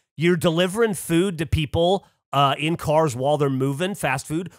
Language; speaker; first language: English; native; English